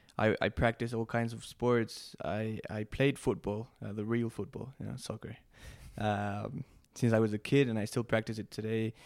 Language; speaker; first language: English; non-native, fluent; Spanish